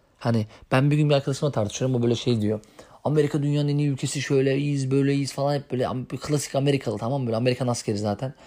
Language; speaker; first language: Turkish; native; Turkish